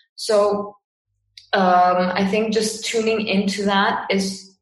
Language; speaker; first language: English; non-native, fluent; Greek